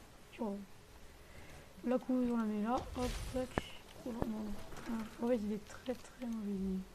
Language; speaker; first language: French; native; French